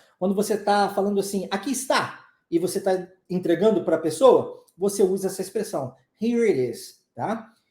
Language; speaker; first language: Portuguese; early bilingual, heritage; Portuguese